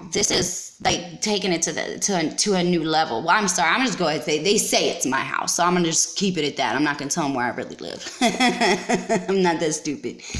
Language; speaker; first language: English; native; English